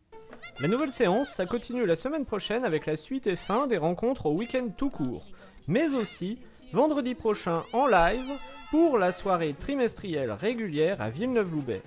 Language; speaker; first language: French; native; French